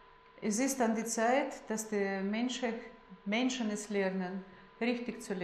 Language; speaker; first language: German; non-native, fluent; Russian